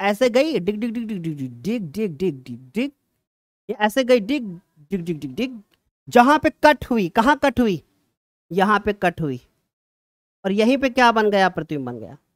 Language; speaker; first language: Hindi; native; Hindi